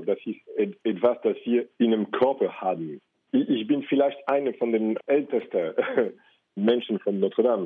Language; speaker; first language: German; non-native, fluent; French